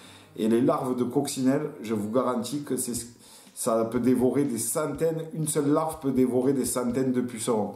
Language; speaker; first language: French; native; French